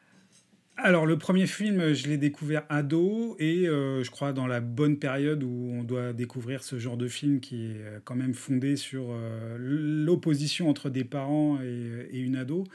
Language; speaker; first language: French; native; French